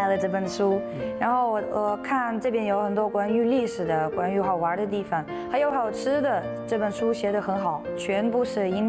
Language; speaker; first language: Chinese; non-native, fluent; Russian